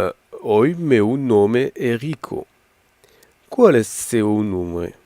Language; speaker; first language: Portuguese; non-native, learner; French